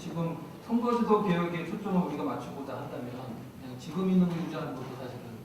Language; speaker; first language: Korean; native; Korean